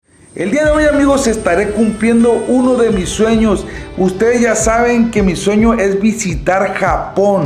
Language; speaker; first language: Spanish; native; Spanish